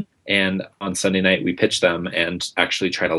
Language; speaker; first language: English; native; English